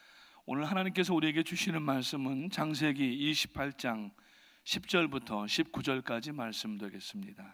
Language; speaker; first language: Korean; native; Korean